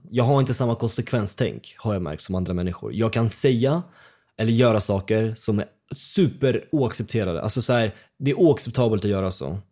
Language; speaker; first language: Swedish; early bilingual, other home language; Russian